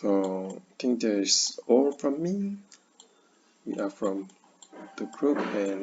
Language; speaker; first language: English; non-native, learner; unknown